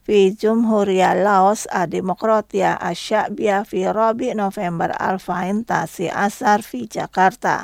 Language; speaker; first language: Arabic; non-native, fluent; Indonesian